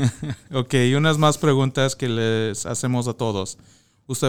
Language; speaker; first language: Spanish; non-native, fluent; English